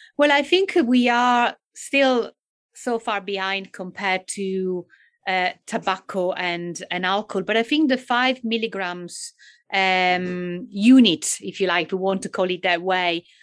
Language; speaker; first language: English; non-native, fluent; Italian